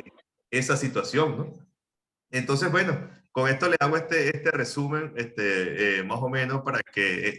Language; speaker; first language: Spanish; native; Spanish